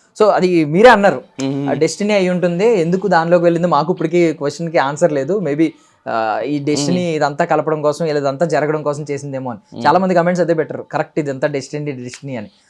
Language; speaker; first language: Telugu; native; Telugu